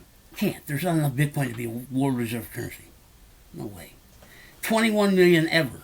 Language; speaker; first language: English; native; English